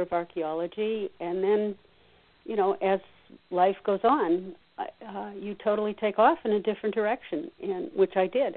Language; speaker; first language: English; native; English